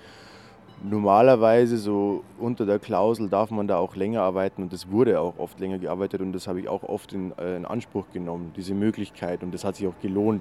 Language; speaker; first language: German; native; German